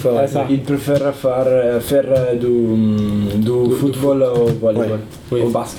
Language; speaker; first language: French; non-native, learner; Italian